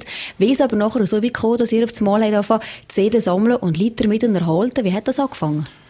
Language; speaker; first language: German; native; German